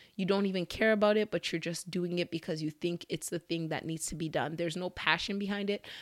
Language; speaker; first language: English; early bilingual, other home language; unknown